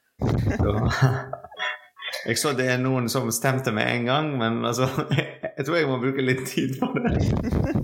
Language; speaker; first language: Norwegian; non-native, fluent; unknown